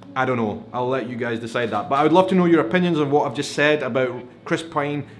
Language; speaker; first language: English; native; English